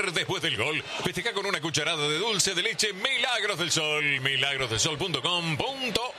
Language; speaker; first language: Spanish; native; Spanish